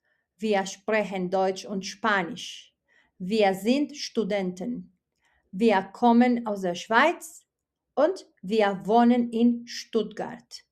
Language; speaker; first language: German; non-native, fluent; Spanish